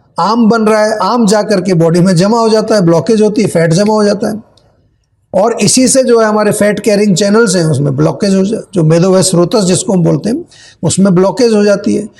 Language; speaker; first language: Hindi; native; Hindi